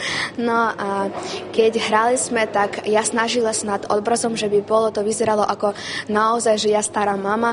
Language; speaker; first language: Slovak; non-native, learner; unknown